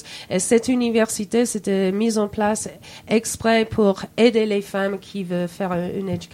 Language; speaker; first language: French; non-native, fluent; English